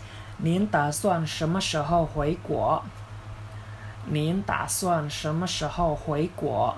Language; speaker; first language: Chinese; non-native, learner; Indonesian